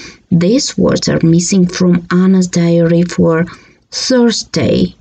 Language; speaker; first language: English; non-native, fluent; Georgian